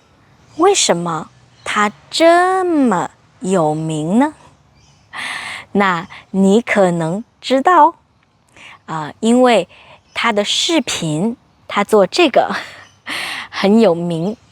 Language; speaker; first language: Chinese; non-native, fluent; English